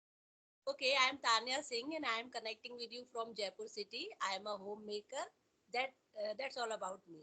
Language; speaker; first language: English; non-native, local second language; Hindi